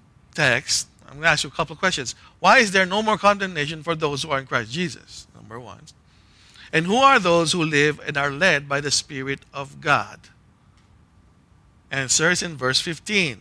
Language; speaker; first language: English; non-native, local second language; Filipino